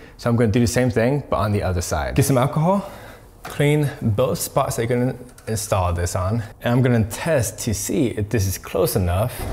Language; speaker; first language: English; native; English